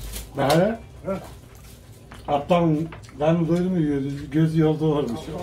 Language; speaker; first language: Korean; non-native, learner; Turkish